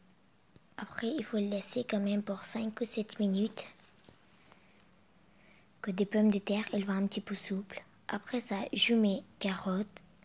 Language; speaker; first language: French; non-native, learner; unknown